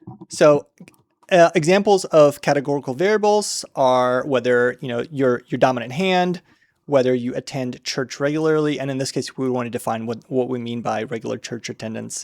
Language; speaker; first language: English; native; English